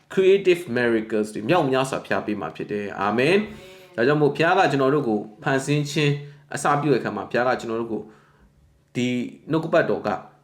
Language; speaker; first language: Burmese; non-native, local second language; Kachin